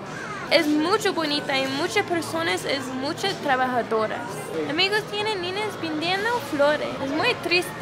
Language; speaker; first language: Spanish; non-native, learner; English